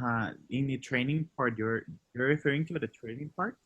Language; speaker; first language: English; non-native, learner; Spanish